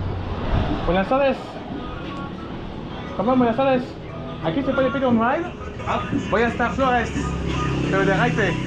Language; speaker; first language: Spanish; non-native, learner; French